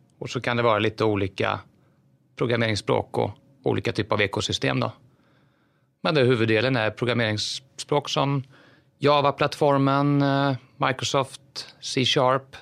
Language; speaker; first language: Swedish; native; Swedish